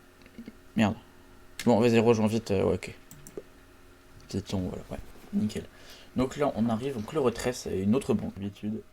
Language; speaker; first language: French; native; French